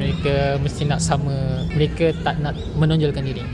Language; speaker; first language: Malay; native; Malay